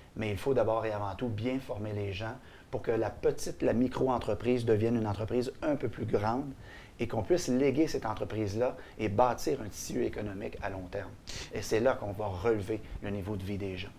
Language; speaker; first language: French; native; French